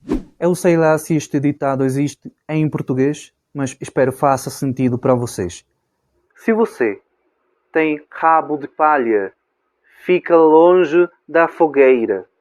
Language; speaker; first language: Portuguese; non-native, fluent; Spanish